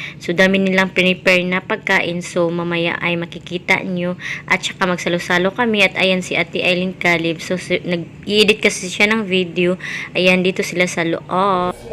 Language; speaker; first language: Filipino; non-native, local second language; Cebuano